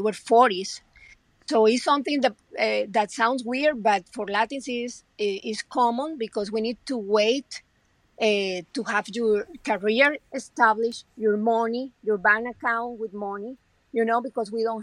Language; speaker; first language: English; non-native, fluent; Spanish